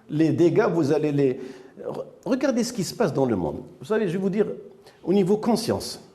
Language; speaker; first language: French; non-native, local second language; Arabic